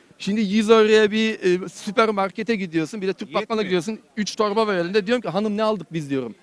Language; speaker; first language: Turkish; early bilingual, heritage; Turkish